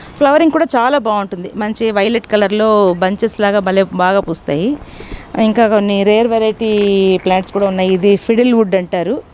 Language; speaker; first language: Telugu; native; Telugu